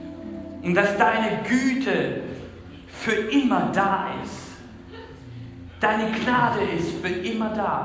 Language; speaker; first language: German; non-native, fluent; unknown